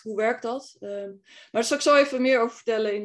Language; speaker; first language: Dutch; native; Dutch